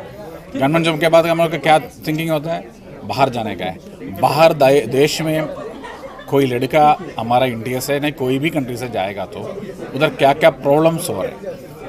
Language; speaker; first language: Hindi; non-native, local second language; Malayalam